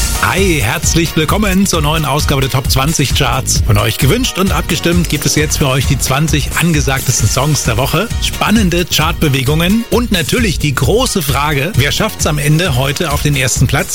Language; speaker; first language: German; native; German